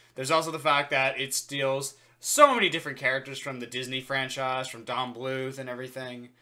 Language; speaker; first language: English; native; English